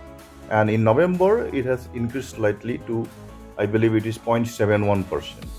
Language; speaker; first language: English; non-native, local second language; Assamese